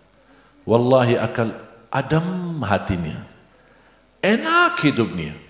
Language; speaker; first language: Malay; non-native, fluent; Arabic